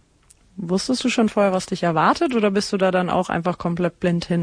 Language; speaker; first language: German; native; German